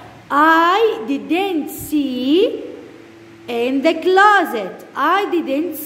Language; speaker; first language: English; non-native, fluent; Arabic